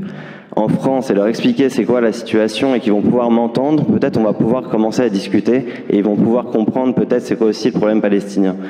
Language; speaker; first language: French; native; French